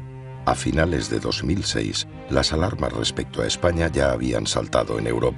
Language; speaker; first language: Spanish; native; Spanish